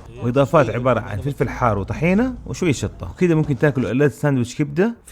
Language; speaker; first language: Arabic; native; Arabic